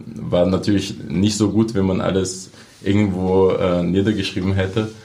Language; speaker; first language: German; non-native, fluent; Portuguese